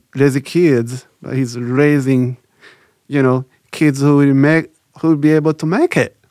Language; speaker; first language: English; non-native, local second language; Kinyarwanda